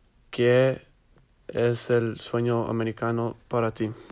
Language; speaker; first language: Spanish; early bilingual, heritage; Spanish